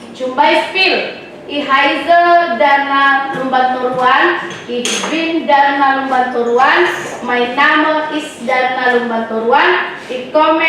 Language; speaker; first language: German; non-native, learner; Indonesian